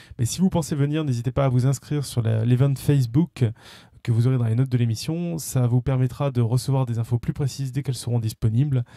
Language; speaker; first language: French; native; French